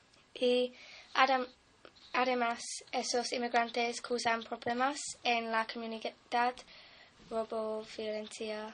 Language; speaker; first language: Spanish; non-native, learner; English